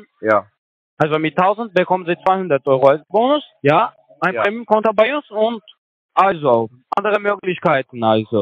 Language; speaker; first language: German; non-native, learner; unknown